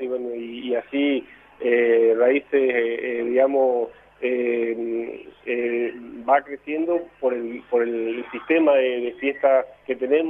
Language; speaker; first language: Spanish; native; Spanish